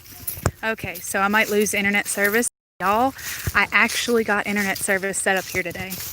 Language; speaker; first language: English; native; English